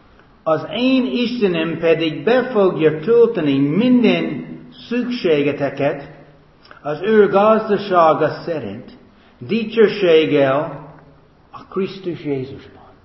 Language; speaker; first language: Hungarian; non-native, fluent; English